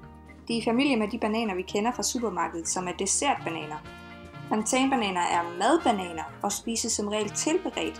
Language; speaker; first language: Danish; native; Danish